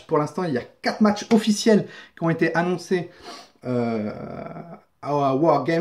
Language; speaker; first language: French; native; French